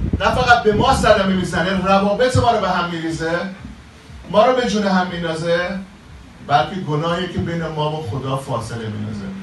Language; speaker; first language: Persian; native; Persian